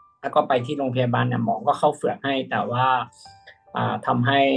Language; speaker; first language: Thai; native; Thai